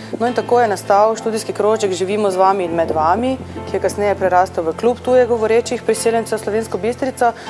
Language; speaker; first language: Slovenian; native; Slovenian